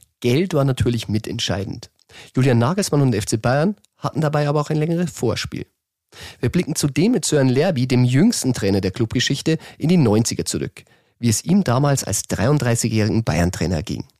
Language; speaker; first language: German; native; German